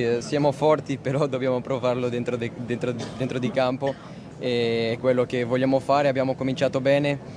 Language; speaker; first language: Italian; non-native, fluent; Portuguese